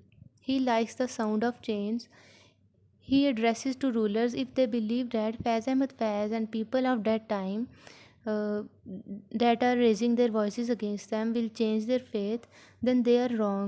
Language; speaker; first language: English; non-native, local second language; Urdu